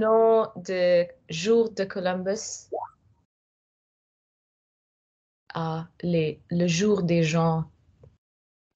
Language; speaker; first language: French; non-native, fluent; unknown